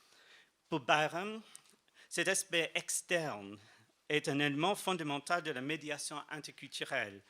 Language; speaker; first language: French; non-native, fluent; English